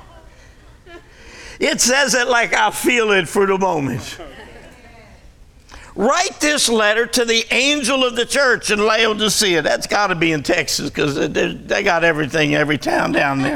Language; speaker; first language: English; native; English